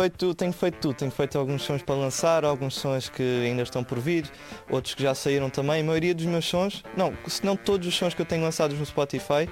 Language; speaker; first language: Portuguese; native; Portuguese